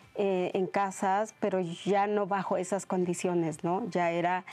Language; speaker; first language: Spanish; non-native, local second language; Mixtepec Mixtec